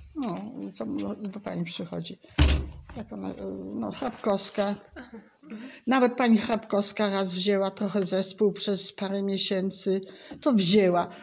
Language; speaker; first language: Polish; native; Polish